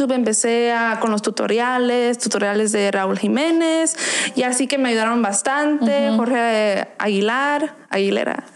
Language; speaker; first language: Spanish; early bilingual, heritage; Spanish